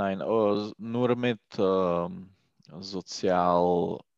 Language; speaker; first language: German; non-native, learner; Czech